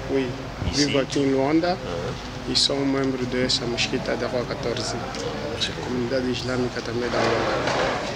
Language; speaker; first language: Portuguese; non-native, fluent; French